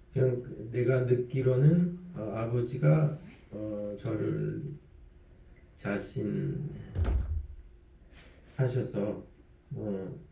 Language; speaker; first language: Korean; early bilingual, heritage; French